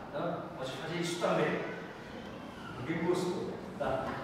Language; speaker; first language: Portuguese; non-native, fluent; Korean